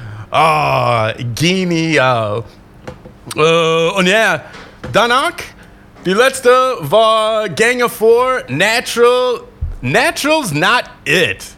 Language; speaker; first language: German; non-native, learner; English